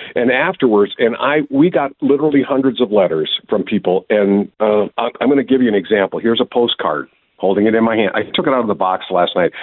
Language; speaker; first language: English; native; English